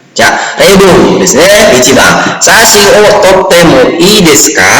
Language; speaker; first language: Japanese; non-native, fluent; Indonesian